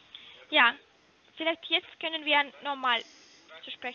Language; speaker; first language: German; non-native, learner; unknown